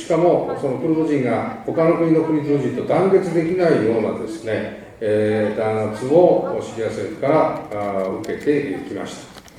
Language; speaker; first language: Japanese; native; Japanese